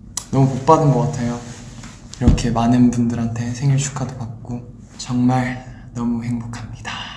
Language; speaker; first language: Korean; early bilingual, heritage; Korean